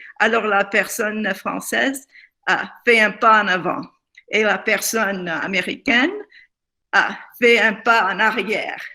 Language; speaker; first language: French; non-native, fluent; English